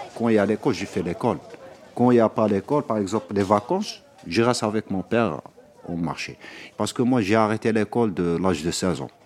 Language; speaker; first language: French; non-native, local second language; Arabic